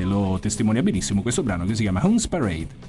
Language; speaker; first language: Italian; native; Italian